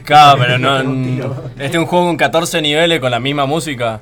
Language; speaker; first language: Spanish; native; Spanish